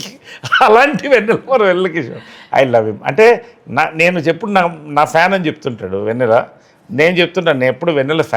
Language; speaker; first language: Telugu; native; Telugu